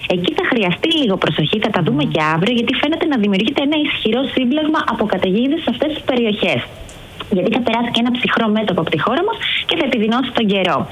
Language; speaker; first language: Greek; native; Greek